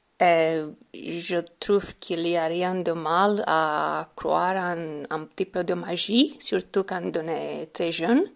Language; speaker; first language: French; non-native, fluent; Romanian